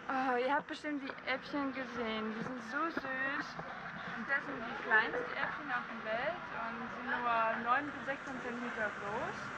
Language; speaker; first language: German; non-native, fluent; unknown